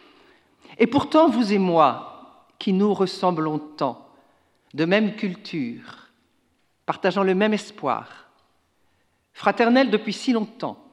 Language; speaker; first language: French; native; French